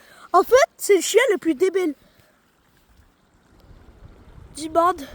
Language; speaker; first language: French; native; French